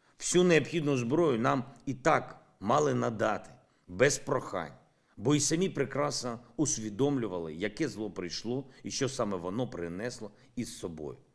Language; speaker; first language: Ukrainian; non-native, local second language; Russian